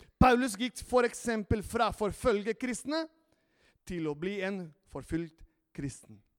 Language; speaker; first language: Norwegian; non-native, fluent; Spanish